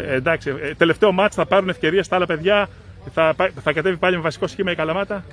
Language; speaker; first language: Greek; native; Greek